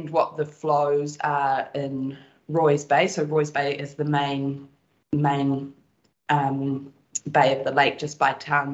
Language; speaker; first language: English; native; English